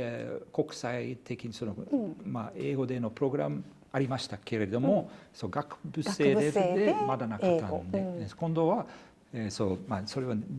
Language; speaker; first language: Japanese; non-native, fluent; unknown